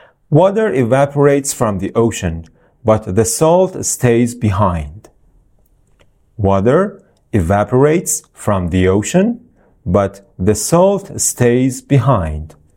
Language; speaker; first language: English; non-native, fluent; Persian